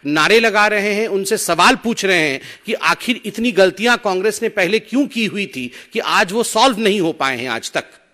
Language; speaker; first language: Hindi; non-native, local second language; Odia